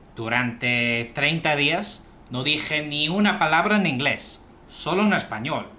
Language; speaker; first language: Spanish; non-native, fluent; English